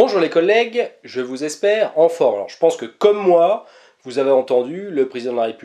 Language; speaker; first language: French; native; French